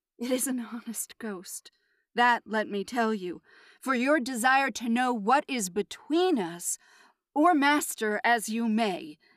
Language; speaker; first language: English; native; English